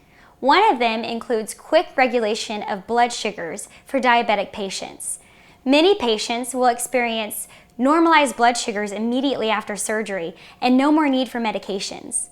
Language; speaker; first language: English; native; English